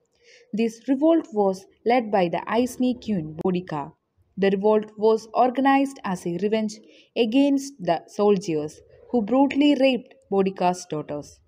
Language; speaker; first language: English; non-native, local second language; Malayalam